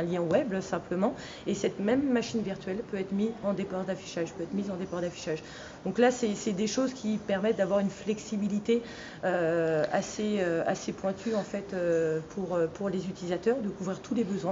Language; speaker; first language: French; native; French